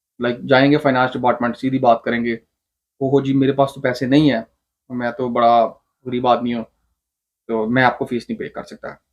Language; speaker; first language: Urdu; non-native, local second language; Punjabi